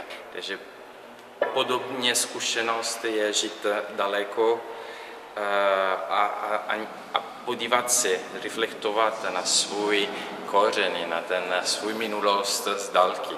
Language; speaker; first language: Czech; non-native, learner; Italian